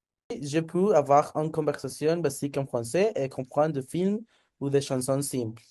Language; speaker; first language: French; non-native, learner; Spanish